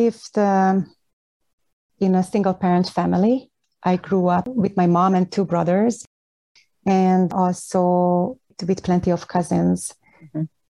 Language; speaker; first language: English; non-native, fluent; Hungarian